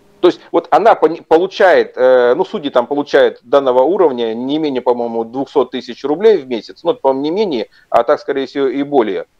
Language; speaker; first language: Russian; native; Russian